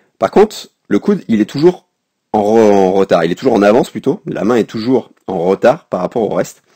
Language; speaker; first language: French; native; French